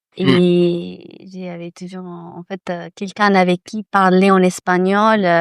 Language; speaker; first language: French; non-native, fluent; Spanish